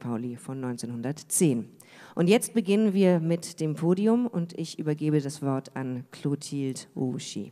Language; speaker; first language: German; native; German